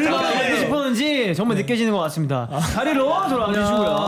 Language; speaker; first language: Korean; native; Korean